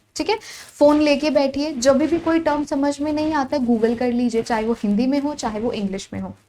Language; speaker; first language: Hindi; native; Hindi